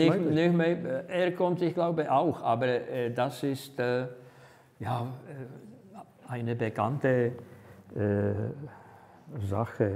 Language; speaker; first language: German; non-native, fluent; Czech